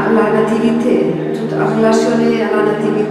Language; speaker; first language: French; non-native, learner; Spanish